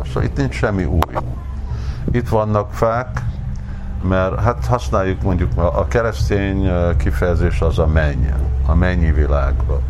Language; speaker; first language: Hungarian; early bilingual, heritage; Hungarian